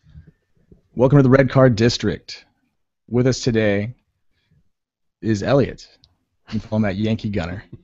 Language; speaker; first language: English; native; English